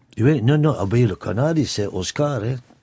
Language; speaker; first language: French; non-native, local second language; Dutch